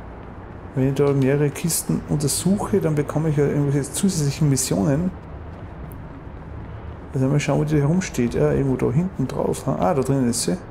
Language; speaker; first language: German; native; German